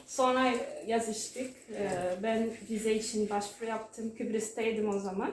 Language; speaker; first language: Turkish; non-native, learner; Kinyarwanda